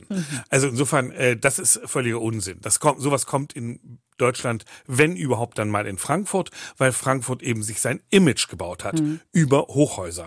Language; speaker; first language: German; native; German